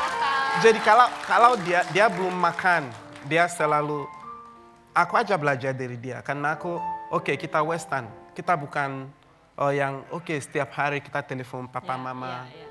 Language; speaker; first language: Indonesian; non-native, fluent; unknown